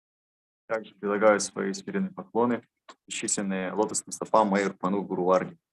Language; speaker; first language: Russian; native; Russian